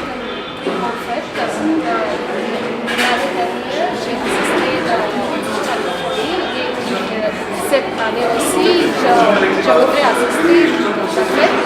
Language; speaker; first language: French; non-native, fluent; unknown